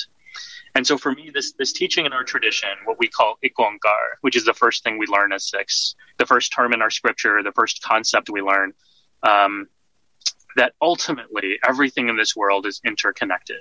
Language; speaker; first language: English; native; English